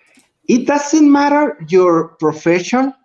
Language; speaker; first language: English; non-native, learner; Spanish